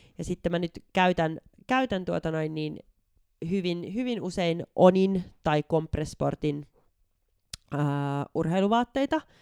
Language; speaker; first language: Finnish; native; Finnish